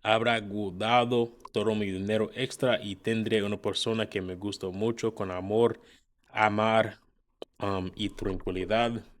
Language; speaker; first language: Spanish; non-native, learner; English